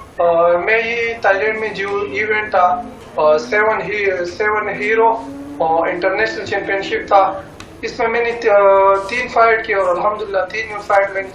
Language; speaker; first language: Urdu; non-native, local second language; Pashto